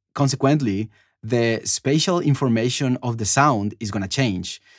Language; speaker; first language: English; non-native, fluent; Spanish